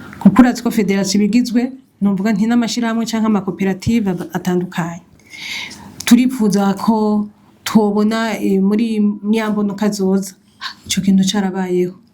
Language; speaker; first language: Rundi; native; Rundi